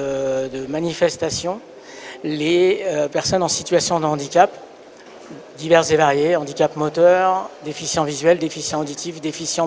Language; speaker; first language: French; native; French